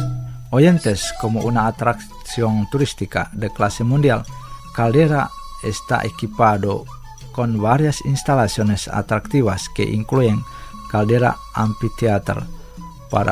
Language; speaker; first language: Spanish; non-native, fluent; Indonesian